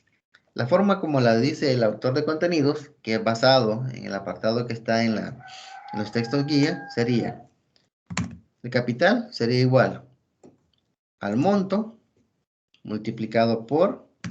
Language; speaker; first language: Spanish; native; Spanish